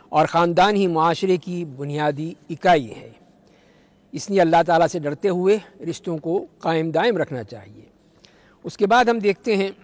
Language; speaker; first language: Urdu; native; Urdu